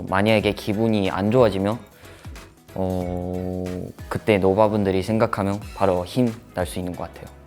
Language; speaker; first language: Korean; non-native, fluent; Chinese